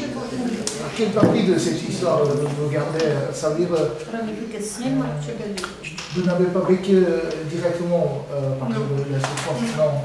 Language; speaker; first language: French; non-native, learner; Korean